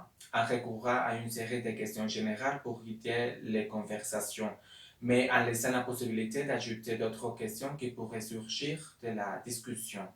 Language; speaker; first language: French; non-native, learner; Spanish